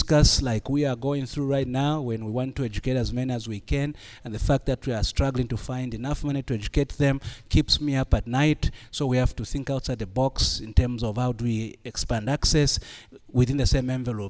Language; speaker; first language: English; non-native, local second language; Bemba